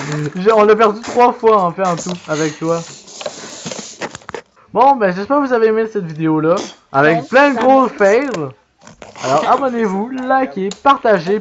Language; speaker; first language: French; native; French